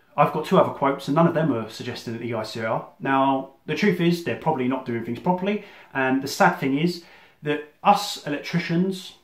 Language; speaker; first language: English; native; English